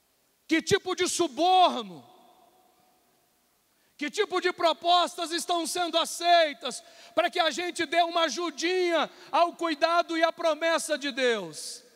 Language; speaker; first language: Portuguese; native; Portuguese